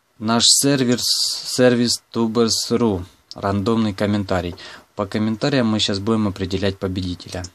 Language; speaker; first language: Russian; non-native, local second language; Ukrainian